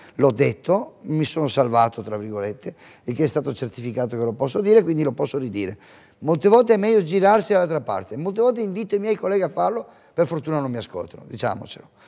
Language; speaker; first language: Italian; native; Italian